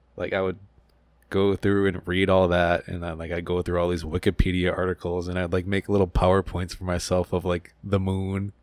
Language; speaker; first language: English; native; English